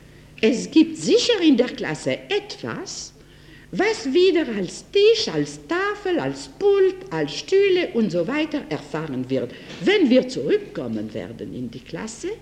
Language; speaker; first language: German; non-native, fluent; French